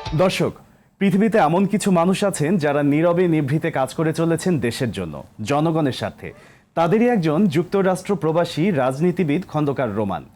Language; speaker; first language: Bangla; native; Bangla